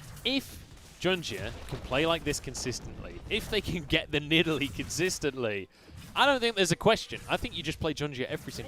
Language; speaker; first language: English; native; English